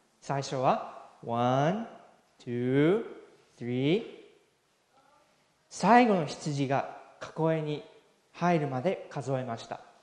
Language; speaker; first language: Japanese; non-native, fluent; English